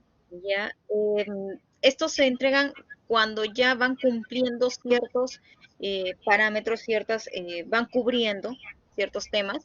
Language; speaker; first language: Spanish; native; Spanish